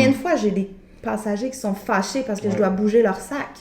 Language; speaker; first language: French; native; French